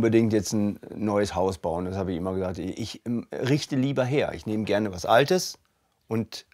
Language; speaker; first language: German; native; German